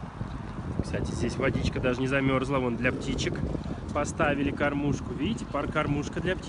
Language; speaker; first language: Russian; native; Russian